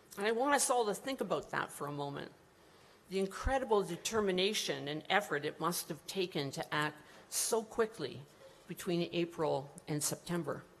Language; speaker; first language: English; native; English